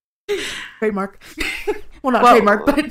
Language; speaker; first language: English; native; English